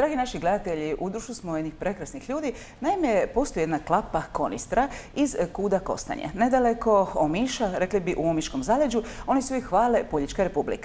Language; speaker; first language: Croatian; native; Croatian